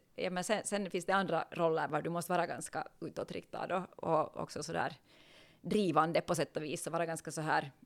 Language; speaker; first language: Swedish; native; Swedish